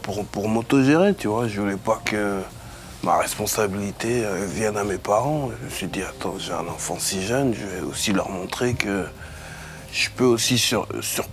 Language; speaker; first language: French; native; French